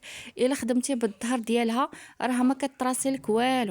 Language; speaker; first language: Arabic; native; Arabic